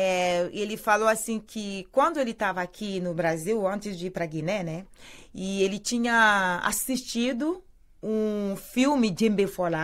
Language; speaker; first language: Portuguese; non-native, learner; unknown